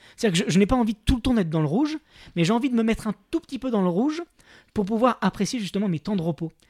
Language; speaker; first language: French; native; French